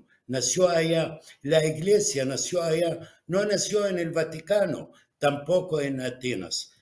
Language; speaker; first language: Spanish; non-native, fluent; Arabic